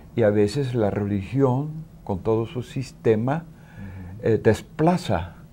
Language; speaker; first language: Spanish; non-native, fluent; Dutch